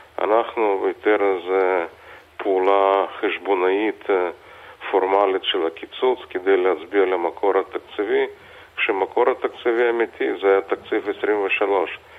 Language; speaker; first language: Hebrew; non-native, fluent; Russian